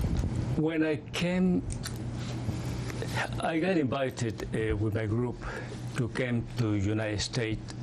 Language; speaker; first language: English; non-native, fluent; Spanish